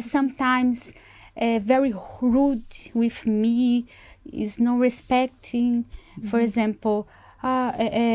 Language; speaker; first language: English; non-native, learner; Portuguese